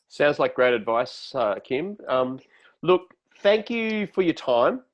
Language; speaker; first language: English; native; English